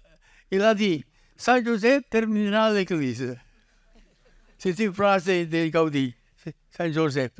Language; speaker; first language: French; non-native, learner; Catalan